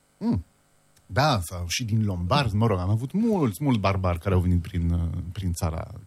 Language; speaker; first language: Romanian; non-native, fluent; French